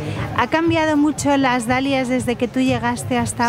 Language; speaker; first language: Spanish; native; Spanish